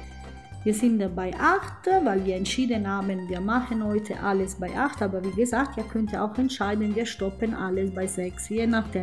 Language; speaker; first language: German; non-native, fluent; Italian